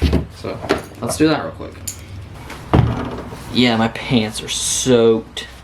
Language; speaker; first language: English; native; English